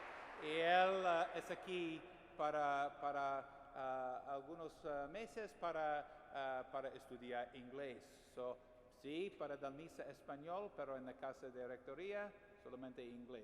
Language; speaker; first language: Spanish; non-native, learner; English